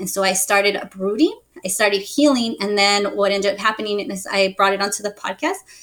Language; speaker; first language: English; early bilingual, other home language; Spanish